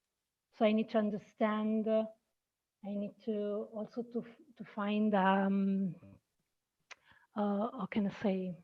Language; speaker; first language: English; non-native, learner; Italian